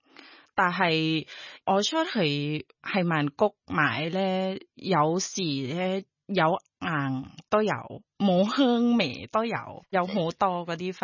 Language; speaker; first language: Cantonese; non-native, fluent; Thai